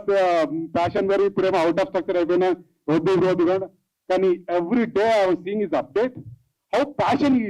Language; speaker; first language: Telugu; native; Telugu